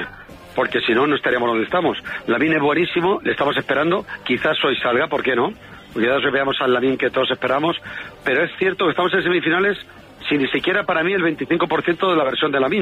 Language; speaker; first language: Spanish; native; Spanish